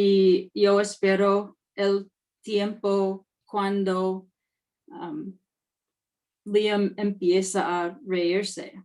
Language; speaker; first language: Spanish; non-native, learner; English